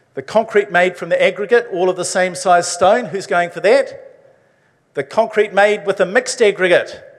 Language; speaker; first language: English; native; English